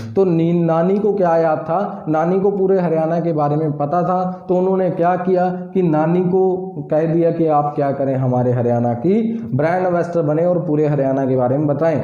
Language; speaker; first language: Hindi; native; Hindi